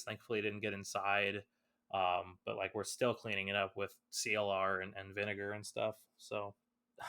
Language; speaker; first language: English; native; English